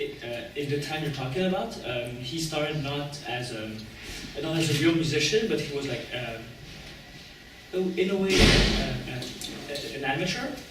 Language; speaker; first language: English; non-native, fluent; French